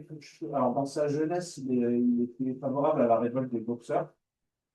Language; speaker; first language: French; native; French